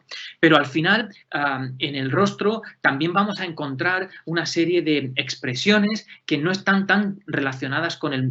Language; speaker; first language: Spanish; native; Spanish